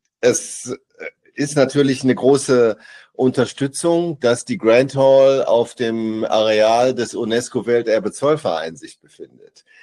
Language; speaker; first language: German; native; German